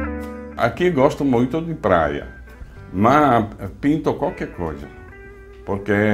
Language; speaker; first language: Portuguese; non-native, fluent; Italian